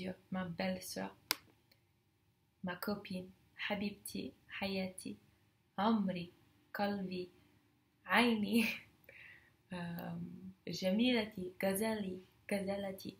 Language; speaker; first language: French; non-native, fluent; English